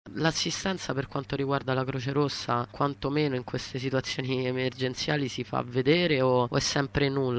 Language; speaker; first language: Italian; native; Italian